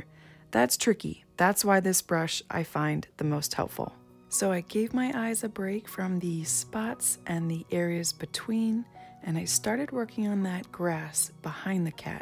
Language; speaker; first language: English; native; English